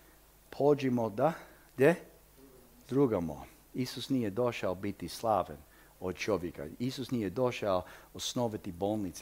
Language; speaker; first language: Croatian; early bilingual, heritage; Croatian